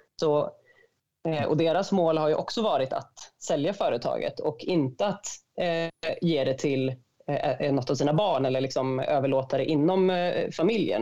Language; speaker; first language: Swedish; native; Swedish